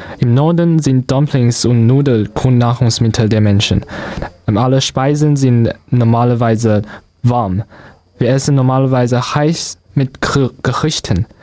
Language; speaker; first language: German; non-native, learner; Cantonese